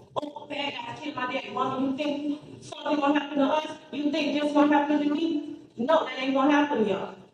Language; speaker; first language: English; native; English